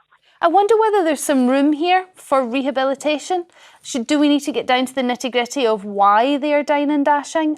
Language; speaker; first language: English; native; English